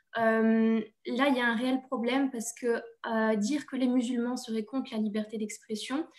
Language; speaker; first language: French; native; French